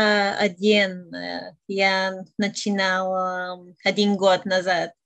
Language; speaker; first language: Russian; non-native, learner; Bulgarian